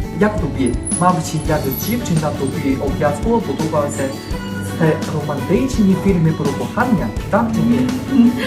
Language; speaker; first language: Ukrainian; non-native, learner; Chinese